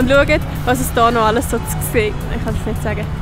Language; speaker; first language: German; native; German